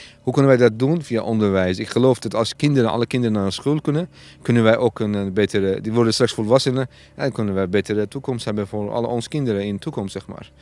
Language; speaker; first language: Dutch; non-native, fluent; Persian